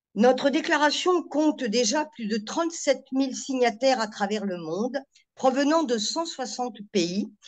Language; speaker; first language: French; native; French